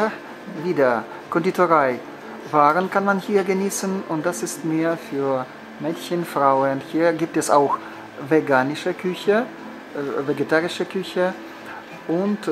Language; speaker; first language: German; non-native, fluent; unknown